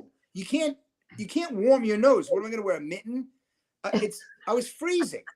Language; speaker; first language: English; native; English